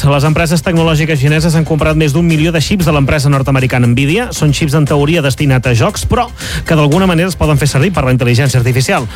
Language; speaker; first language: Catalan; native; Catalan